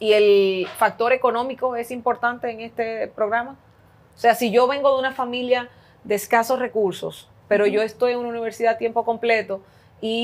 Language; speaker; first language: Spanish; native; Spanish